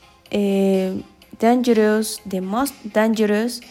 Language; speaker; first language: English; non-native, learner; Spanish